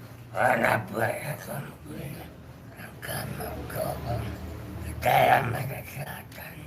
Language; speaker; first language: Indonesian; non-native, local second language; Javanese